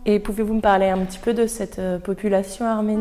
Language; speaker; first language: French; native; French